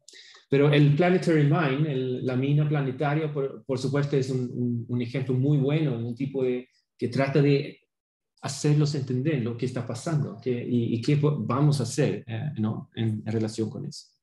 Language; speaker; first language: Spanish; non-native, fluent; Swedish